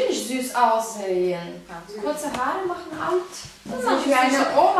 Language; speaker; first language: German; non-native, fluent; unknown